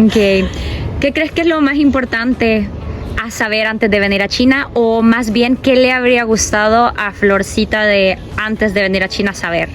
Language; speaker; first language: Spanish; native; Spanish